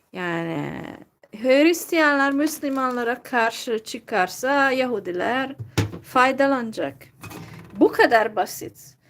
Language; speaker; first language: Turkish; non-native, fluent; Hungarian